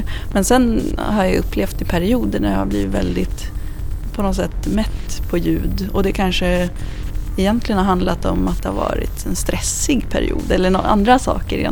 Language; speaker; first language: Swedish; native; Swedish